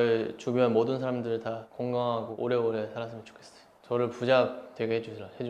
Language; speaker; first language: Korean; non-native, fluent; Chinese